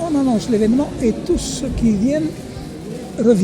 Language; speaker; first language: French; non-native, local second language; Arabic